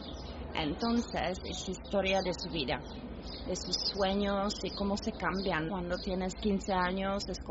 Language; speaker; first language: Spanish; non-native, learner; Czech